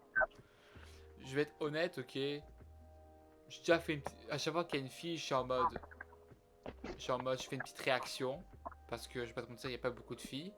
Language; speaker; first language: French; native; French